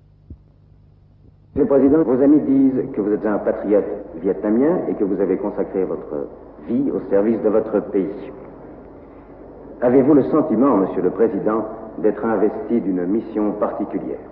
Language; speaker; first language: French; native; French